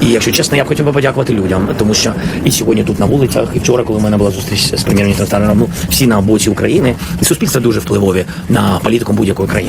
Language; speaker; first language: Ukrainian; non-native, local second language; Russian